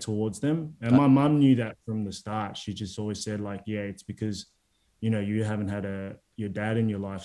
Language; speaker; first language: English; native; English